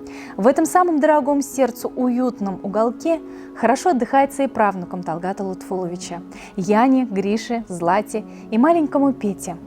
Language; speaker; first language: Russian; native; Russian